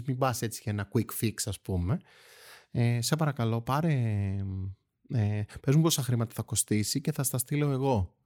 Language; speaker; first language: Greek; native; Greek